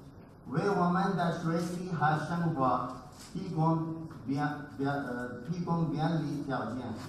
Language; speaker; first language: Chinese; non-native, learner; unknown